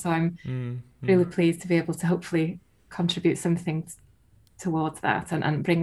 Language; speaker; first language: English; non-native, local second language; Welsh